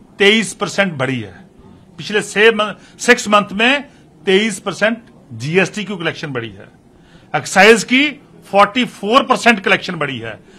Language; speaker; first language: Hindi; non-native, local second language; Punjabi